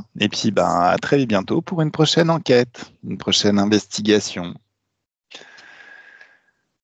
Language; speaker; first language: French; native; French